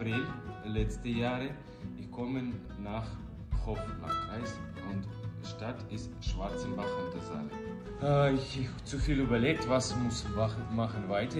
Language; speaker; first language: German; non-native, learner; Russian